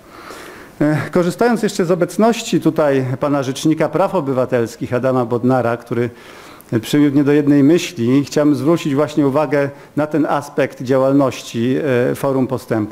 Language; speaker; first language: Polish; native; Polish